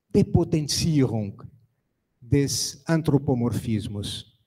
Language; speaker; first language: German; non-native, fluent; Portuguese